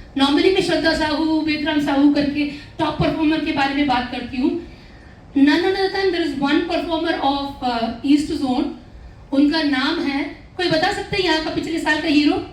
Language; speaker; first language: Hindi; non-native, local second language; Malayalam